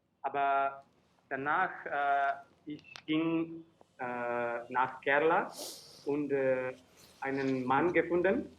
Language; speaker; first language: German; non-native, learner; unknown